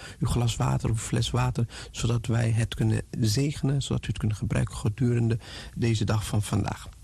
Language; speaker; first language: Dutch; non-native, fluent; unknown